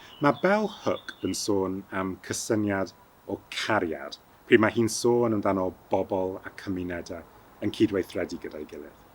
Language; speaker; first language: Welsh; early bilingual, heritage; Welsh